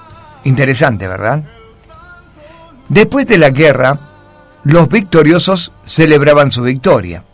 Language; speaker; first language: Spanish; native; Spanish